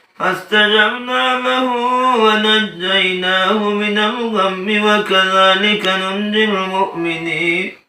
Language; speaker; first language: Arabic; non-native, fluent; Bangla